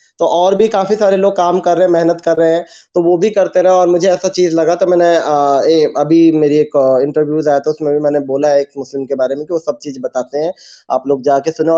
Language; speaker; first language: Hindi; native; Hindi